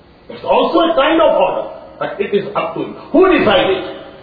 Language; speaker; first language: English; non-native, fluent; Urdu